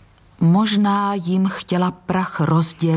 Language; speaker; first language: Czech; native; Czech